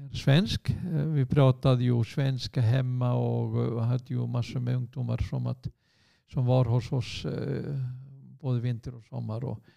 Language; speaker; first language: Swedish; non-native, fluent; Icelandic